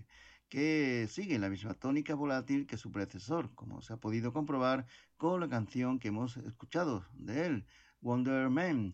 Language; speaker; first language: Spanish; native; Spanish